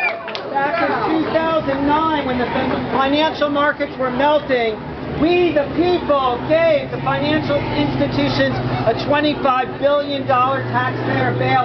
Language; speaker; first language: English; native; English